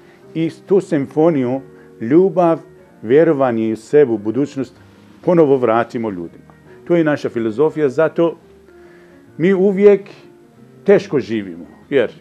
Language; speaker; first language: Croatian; non-native, fluent; Persian